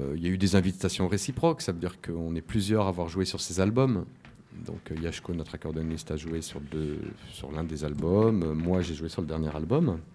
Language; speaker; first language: French; native; French